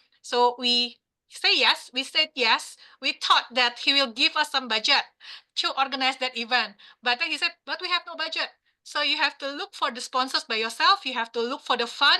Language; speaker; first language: English; non-native, fluent; Indonesian